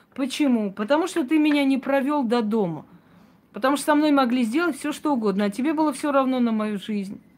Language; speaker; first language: Russian; non-native, local second language; Armenian